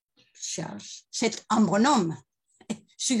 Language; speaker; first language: French; non-native, learner; Spanish